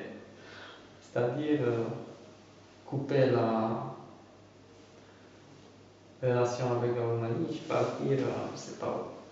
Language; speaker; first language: French; non-native, fluent; Romanian